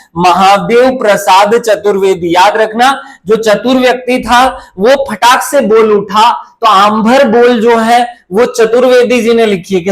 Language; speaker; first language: Hindi; native; Hindi